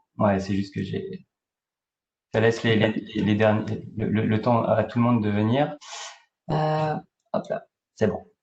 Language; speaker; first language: French; native; French